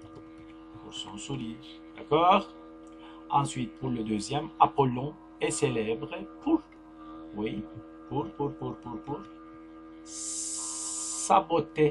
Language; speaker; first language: French; non-native, fluent; Turkish